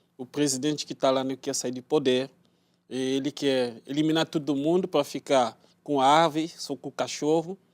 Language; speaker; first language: Portuguese; non-native, learner; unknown